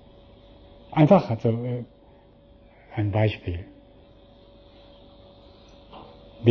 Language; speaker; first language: German; non-native, fluent; Japanese